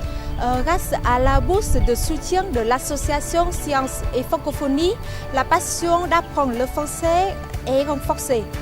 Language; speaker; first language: French; non-native, fluent; Vietnamese